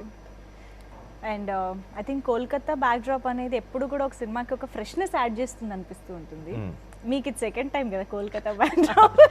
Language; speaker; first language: Telugu; native; Telugu